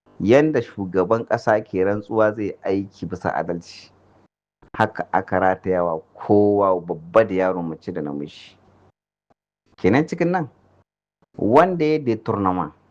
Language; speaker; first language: Hausa; native; Hausa